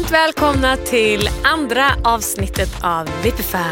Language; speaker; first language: Swedish; native; Swedish